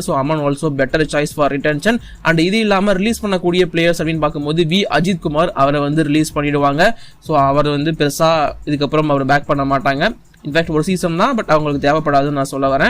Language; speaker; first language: Tamil; native; Tamil